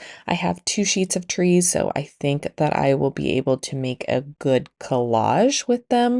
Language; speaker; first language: English; native; English